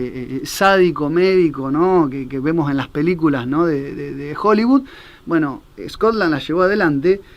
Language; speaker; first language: Spanish; native; Spanish